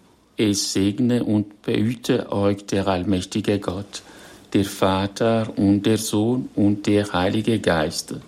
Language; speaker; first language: German; non-native, fluent; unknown